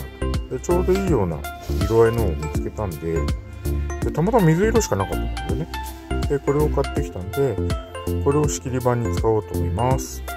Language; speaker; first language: Japanese; native; Japanese